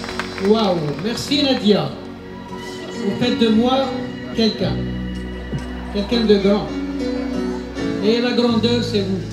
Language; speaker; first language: French; non-native, local second language; Arabic